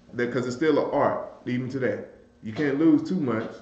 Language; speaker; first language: English; native; English